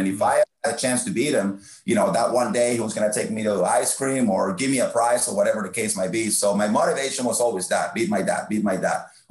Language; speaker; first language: English; non-native, fluent; Spanish